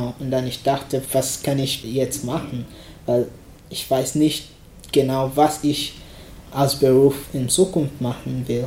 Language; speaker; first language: German; non-native, learner; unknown